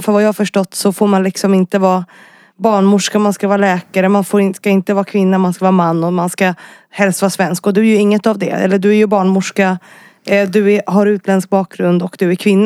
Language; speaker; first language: Swedish; native; Swedish